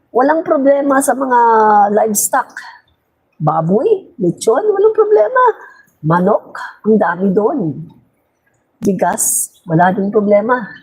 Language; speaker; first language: Filipino; non-native, local second language; Cebuano